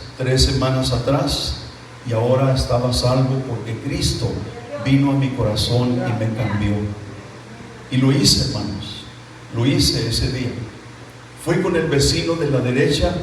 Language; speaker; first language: Spanish; native; Spanish